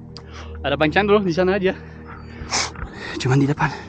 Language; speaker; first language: Indonesian; non-native, learner; English